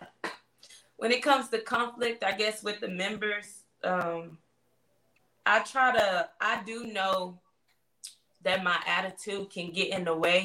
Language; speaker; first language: English; native; English